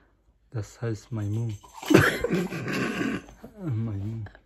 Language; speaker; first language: German; non-native, learner; Persian